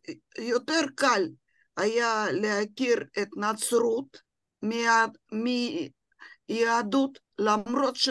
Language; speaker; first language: Hebrew; non-native, fluent; Russian